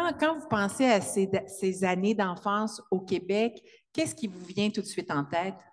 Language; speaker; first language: French; native; French